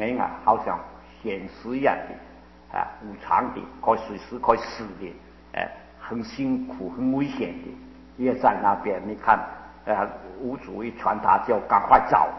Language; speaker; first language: Chinese; non-native, local second language; Cantonese